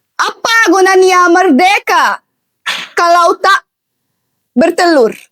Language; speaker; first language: Indonesian; non-native, learner; Arabic